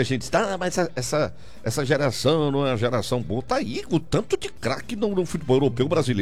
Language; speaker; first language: Portuguese; native; Portuguese